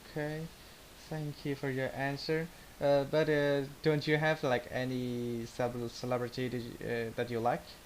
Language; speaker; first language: English; non-native, learner; Vietnamese